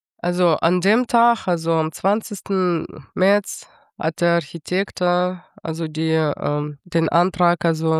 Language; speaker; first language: German; non-native, fluent; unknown